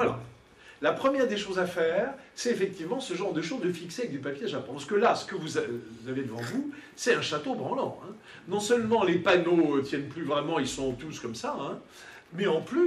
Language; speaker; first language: French; native; French